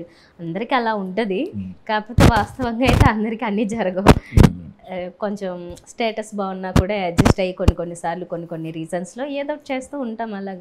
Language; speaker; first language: Telugu; native; Telugu